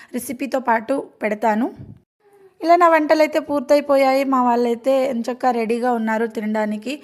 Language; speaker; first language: Telugu; native; Telugu